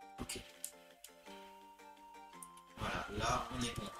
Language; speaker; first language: French; native; French